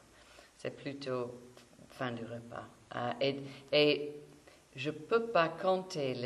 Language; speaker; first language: French; non-native, fluent; English